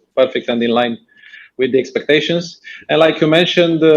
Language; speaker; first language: English; non-native, fluent; Romanian